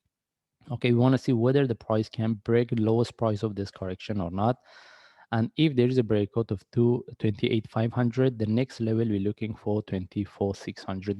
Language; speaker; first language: English; non-native, fluent; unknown